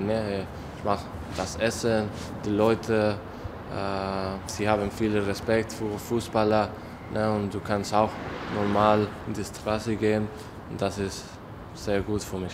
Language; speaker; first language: German; non-native, learner; Spanish